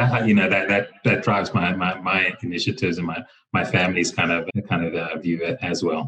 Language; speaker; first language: English; native; English